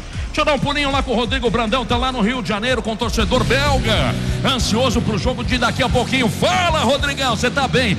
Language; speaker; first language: Portuguese; native; Portuguese